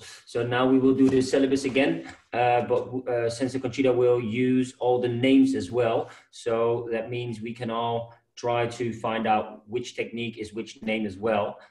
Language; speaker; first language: English; non-native, fluent; Dutch